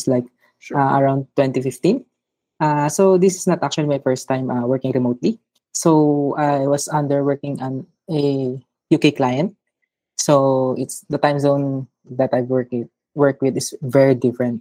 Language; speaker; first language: English; non-native, local second language; Filipino